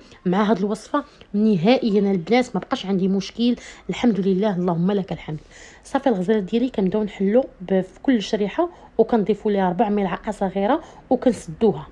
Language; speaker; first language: Arabic; native; Arabic